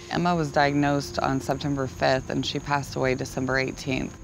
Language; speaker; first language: English; native; English